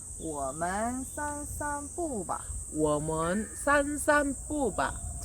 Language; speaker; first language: Chinese; non-native, learner; Korean